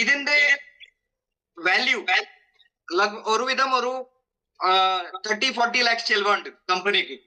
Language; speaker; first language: Malayalam; non-native, fluent; Hindi